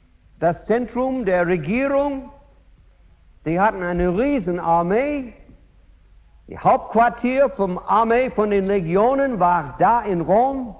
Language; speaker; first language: German; non-native, fluent; English